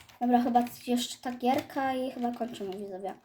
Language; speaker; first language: Polish; native; Polish